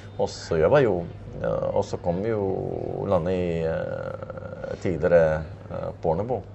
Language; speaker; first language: Norwegian; non-native, fluent; Filipino